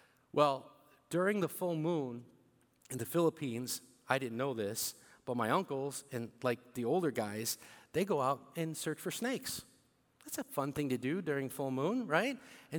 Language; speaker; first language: English; early bilingual, other home language; Bikol